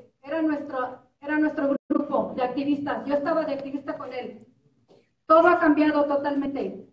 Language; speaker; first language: Spanish; native; Spanish